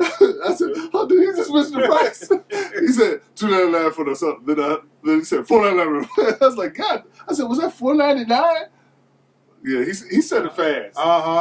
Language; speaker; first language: English; native; English